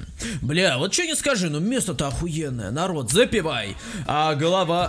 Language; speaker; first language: Russian; native; Russian